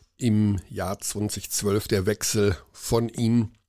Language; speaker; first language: German; native; German